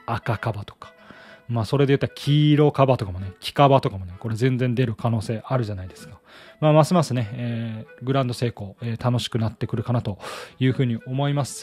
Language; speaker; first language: Japanese; native; Japanese